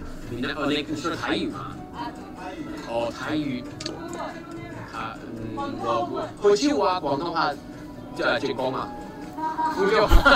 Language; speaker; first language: Chinese; non-native, fluent; English